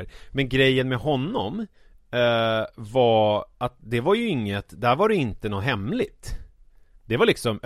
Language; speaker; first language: Swedish; native; Swedish